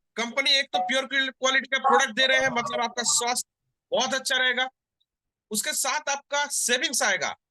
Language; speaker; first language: Hindi; non-native, local second language; Bangla